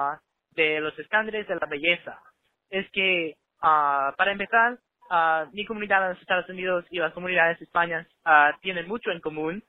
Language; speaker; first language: Spanish; non-native, learner; English